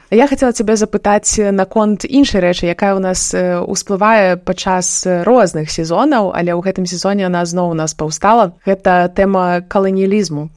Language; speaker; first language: Belarusian; non-native, local second language; Russian